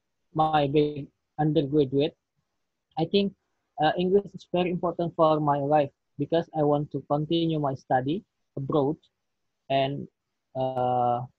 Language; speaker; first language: English; non-native, learner; Indonesian